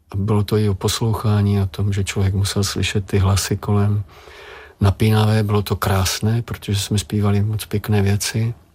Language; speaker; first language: Czech; native; Czech